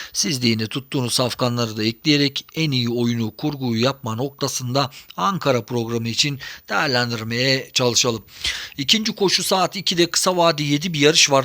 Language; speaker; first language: Turkish; native; Turkish